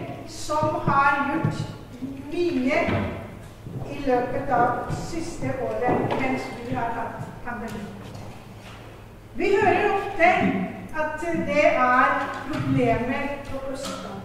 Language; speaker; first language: Norwegian; non-native, fluent; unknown